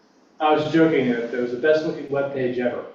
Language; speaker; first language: English; native; English